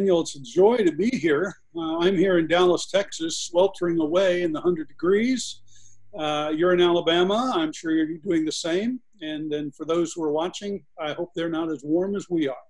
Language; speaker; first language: English; native; English